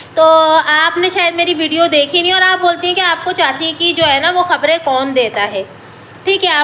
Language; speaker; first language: Urdu; native; Urdu